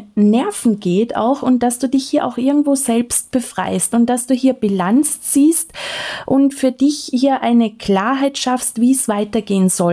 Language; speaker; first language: German; native; German